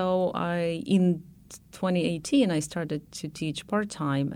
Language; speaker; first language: English; non-native, fluent; Ukrainian